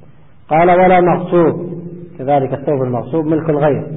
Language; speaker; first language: Arabic; native; Arabic